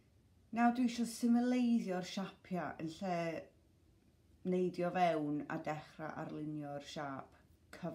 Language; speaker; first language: Welsh; non-native, local second language; English